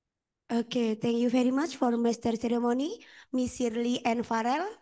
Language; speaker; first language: English; non-native, fluent; Indonesian